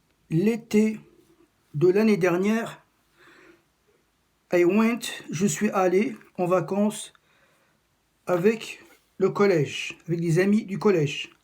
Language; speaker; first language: French; non-native, local second language; Arabic